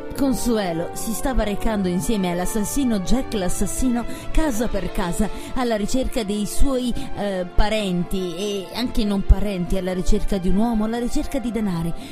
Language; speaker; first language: Italian; native; Italian